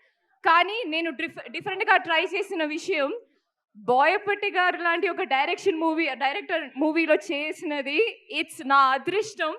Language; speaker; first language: Telugu; non-native, fluent; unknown